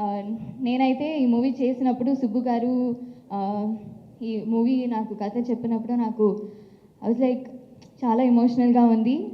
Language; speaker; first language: Telugu; non-native, local second language; Tamil